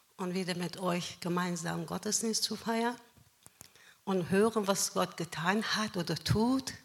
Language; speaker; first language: German; non-native, fluent; Persian